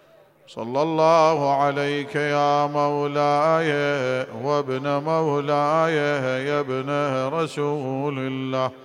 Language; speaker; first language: Arabic; native; Arabic